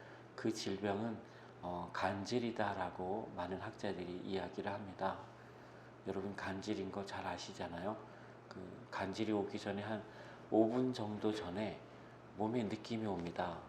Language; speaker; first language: Korean; native; Korean